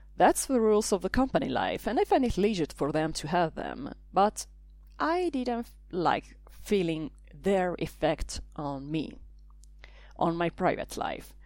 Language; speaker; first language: English; non-native, fluent; Italian